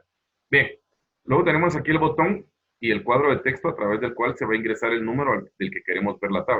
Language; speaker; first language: Spanish; native; Spanish